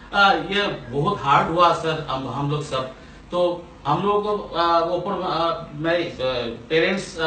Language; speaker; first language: Hindi; non-native, local second language; Bangla